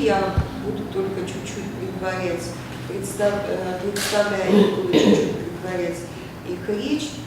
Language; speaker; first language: Russian; native; Russian